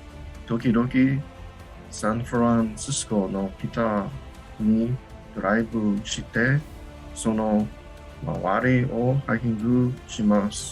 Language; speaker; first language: Japanese; non-native, learner; English